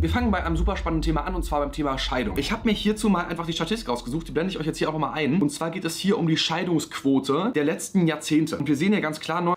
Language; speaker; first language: German; native; German